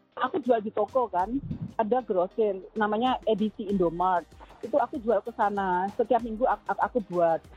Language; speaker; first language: Indonesian; native; Indonesian